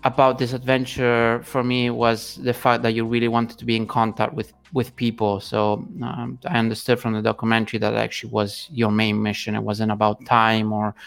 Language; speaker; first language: English; non-native, fluent; Italian